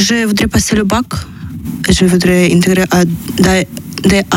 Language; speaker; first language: French; non-native, learner; Ukrainian